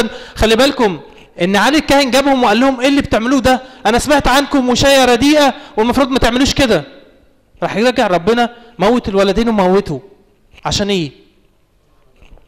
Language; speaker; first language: Arabic; native; Arabic